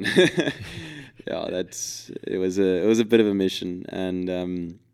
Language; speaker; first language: English; native; English